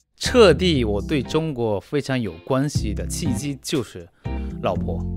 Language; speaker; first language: Chinese; non-native, fluent; Japanese